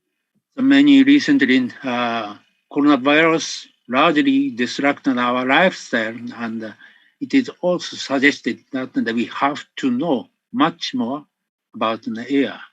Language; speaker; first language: English; non-native, fluent; Japanese